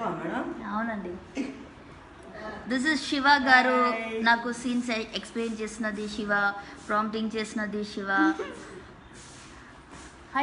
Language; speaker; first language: Telugu; non-native, local second language; Malayalam